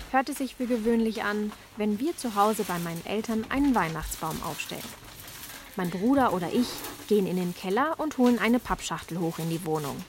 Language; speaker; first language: German; early bilingual, heritage; German